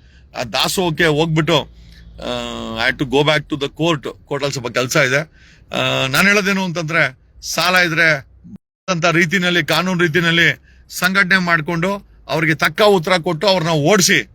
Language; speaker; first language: Kannada; native; Kannada